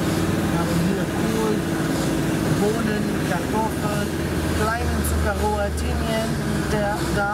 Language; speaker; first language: German; non-native, learner; Portuguese